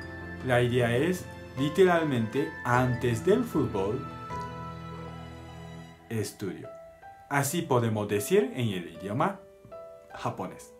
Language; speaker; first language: Spanish; non-native, learner; Japanese